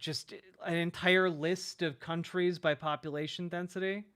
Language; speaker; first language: English; native; English